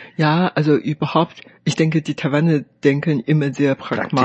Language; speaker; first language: German; non-native, fluent; Chinese